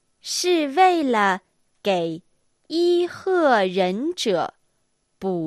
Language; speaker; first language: Chinese; non-native, learner; Japanese